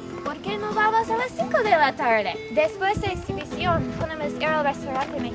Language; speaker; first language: Spanish; non-native, learner; English